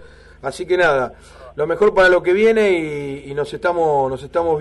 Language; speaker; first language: Spanish; native; Spanish